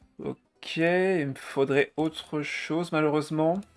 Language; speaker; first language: French; native; French